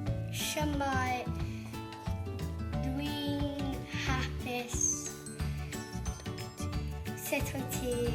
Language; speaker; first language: Welsh; non-native, learner; English